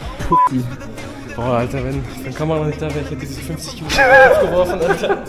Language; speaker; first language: German; native; German